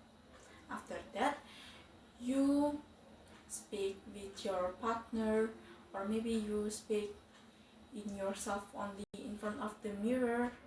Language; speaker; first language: English; non-native, fluent; Indonesian